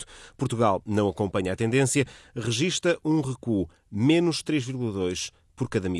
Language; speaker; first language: Portuguese; native; Portuguese